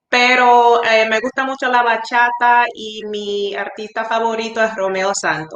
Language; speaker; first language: Spanish; non-native, fluent; English